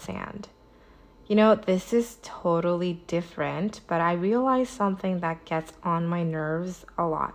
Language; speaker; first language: English; native; English